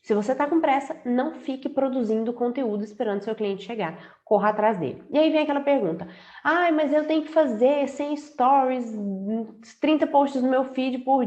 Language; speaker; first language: Portuguese; native; Portuguese